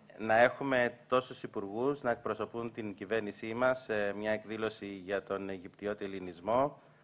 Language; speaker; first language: Greek; early bilingual, heritage; Greek